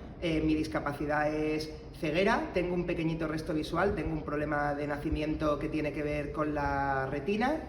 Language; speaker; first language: Spanish; native; Spanish